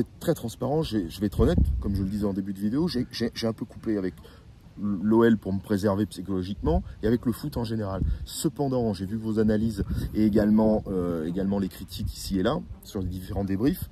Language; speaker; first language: French; native; French